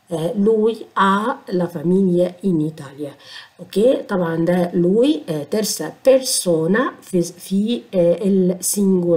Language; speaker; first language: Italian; non-native, fluent; Arabic